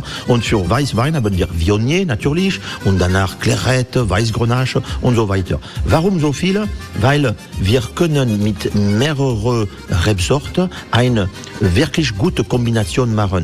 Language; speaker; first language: German; non-native, fluent; French